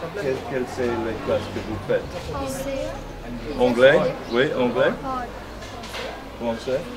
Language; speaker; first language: French; non-native, fluent; English